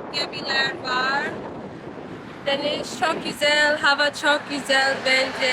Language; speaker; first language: Turkish; non-native, learner; English